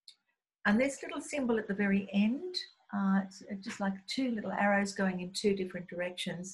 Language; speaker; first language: English; native; English